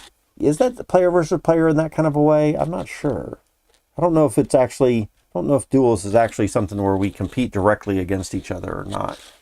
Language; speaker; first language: English; native; English